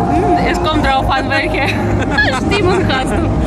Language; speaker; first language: German; non-native, learner; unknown